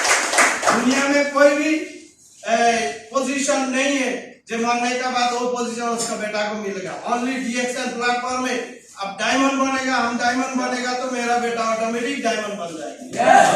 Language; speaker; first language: Hindi; non-native, fluent; Bangla